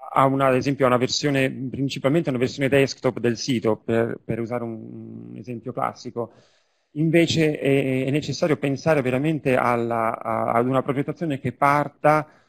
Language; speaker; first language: Italian; native; Italian